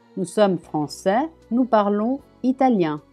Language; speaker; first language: French; non-native, fluent; Italian